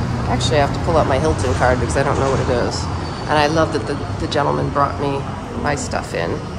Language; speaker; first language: English; native; English